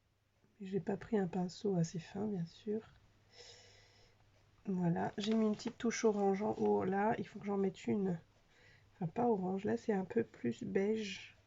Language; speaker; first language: French; native; French